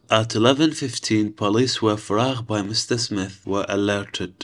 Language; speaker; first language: English; non-native, fluent; Arabic